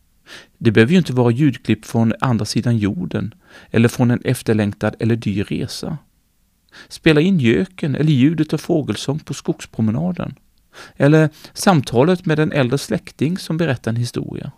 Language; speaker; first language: Swedish; native; Swedish